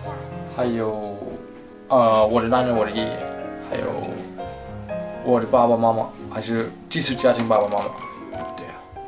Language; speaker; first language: Chinese; non-native, learner; German